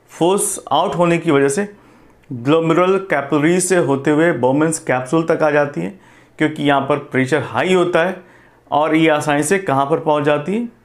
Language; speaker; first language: Hindi; non-native, local second language; Gujarati